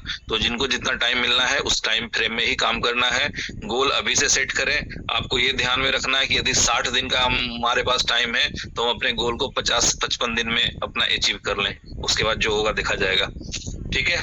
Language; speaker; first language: Hindi; native; Hindi